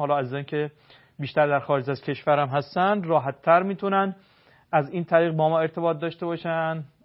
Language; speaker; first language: Persian; native; Persian